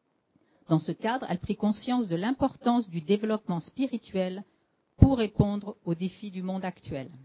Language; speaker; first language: French; native; French